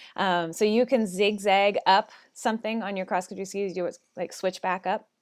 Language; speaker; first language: English; native; English